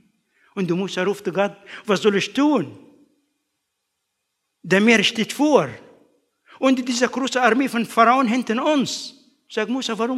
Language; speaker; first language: German; non-native, learner; Arabic